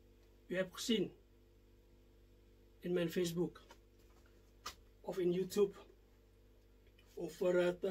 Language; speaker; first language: Dutch; non-native, fluent; Indonesian